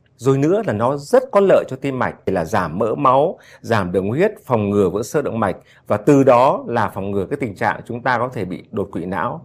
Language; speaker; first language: Vietnamese; native; Vietnamese